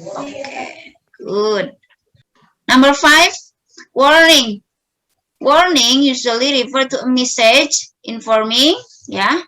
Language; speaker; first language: English; non-native, learner; Indonesian